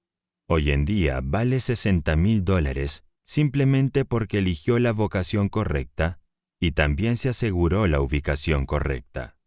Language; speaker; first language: Spanish; native; Spanish